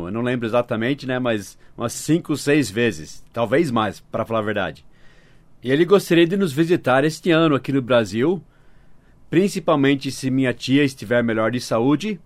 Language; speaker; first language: Portuguese; non-native, fluent; English